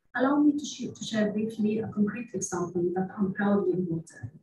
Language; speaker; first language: English; non-native, fluent; Arabic